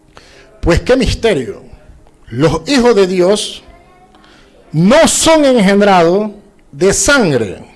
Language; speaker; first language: Spanish; native; Spanish